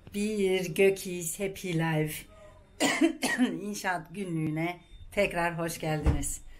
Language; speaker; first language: Turkish; early bilingual, heritage; Turkish